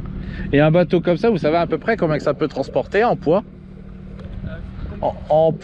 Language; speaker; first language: French; native; French